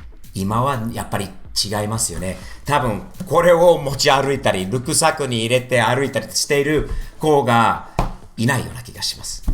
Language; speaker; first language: Japanese; non-native, fluent; English